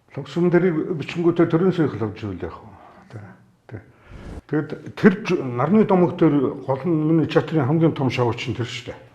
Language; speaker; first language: Mongolian; native; Mongolian